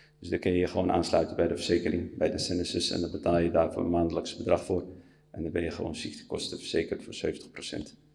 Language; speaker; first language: Dutch; early bilingual, other home language; Riffian